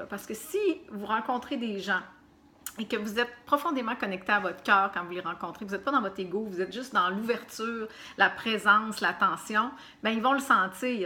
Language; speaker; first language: French; native; French